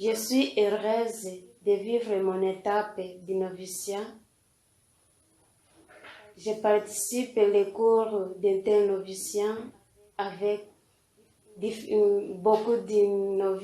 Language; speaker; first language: French; non-native, local second language; Kinyarwanda